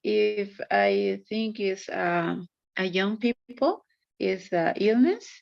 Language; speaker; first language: English; non-native, learner; Spanish